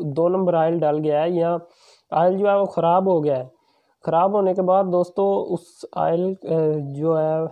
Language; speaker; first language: Urdu; non-native, local second language; Punjabi